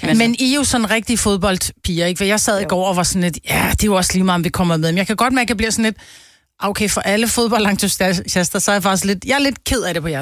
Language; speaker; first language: Danish; native; Danish